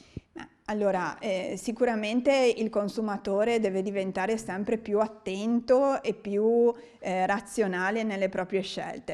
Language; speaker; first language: Italian; native; Italian